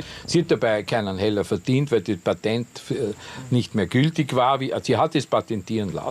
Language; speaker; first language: German; native; German